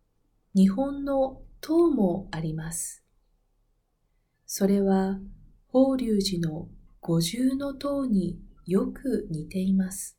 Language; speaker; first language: Japanese; non-native, learner; Spanish